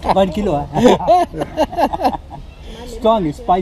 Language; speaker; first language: English; non-native, local second language; Sinhala